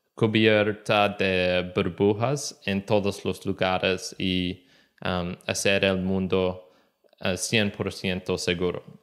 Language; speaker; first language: Spanish; non-native, learner; English